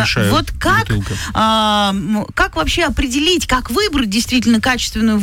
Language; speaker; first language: Russian; native; Russian